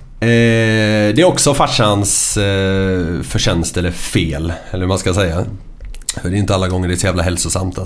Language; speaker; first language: Swedish; native; Swedish